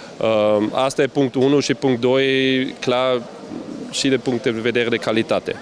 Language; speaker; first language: Romanian; non-native, fluent; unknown